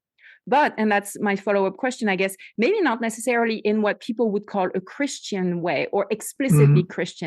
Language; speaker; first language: English; non-native, fluent; French